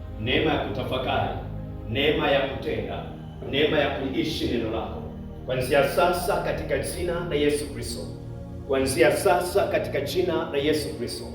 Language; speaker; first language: Swahili; native; Swahili